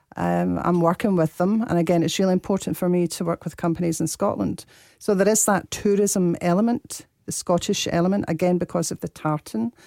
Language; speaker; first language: English; native; English